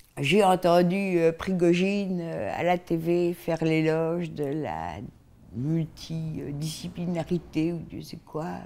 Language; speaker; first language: French; native; French